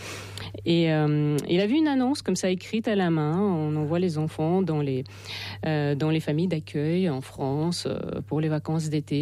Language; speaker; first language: French; non-native, fluent; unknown